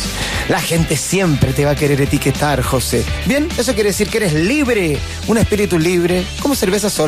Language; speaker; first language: Spanish; native; Spanish